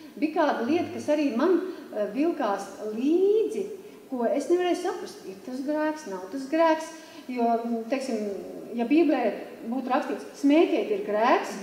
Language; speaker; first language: Latvian; native; Latvian